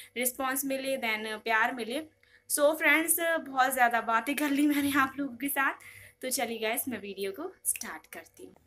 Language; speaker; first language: Hindi; native; Hindi